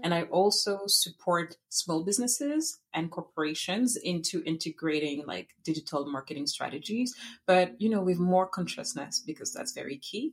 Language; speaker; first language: English; non-native, fluent; French